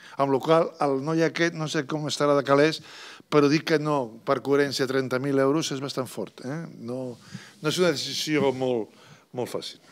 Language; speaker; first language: Catalan; native; Catalan